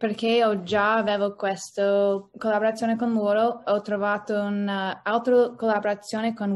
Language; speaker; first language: Italian; non-native, learner; English